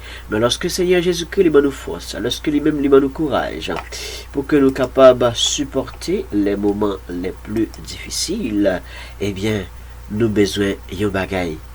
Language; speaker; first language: French; non-native, local second language; Haitian Creole